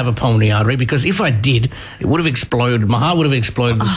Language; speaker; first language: English; native; English